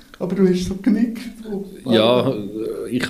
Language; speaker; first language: German; native; German